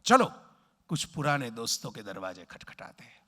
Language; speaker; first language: Hindi; non-native, local second language; Gujarati